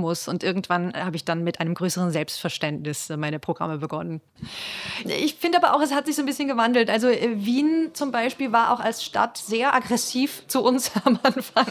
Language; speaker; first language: German; native; German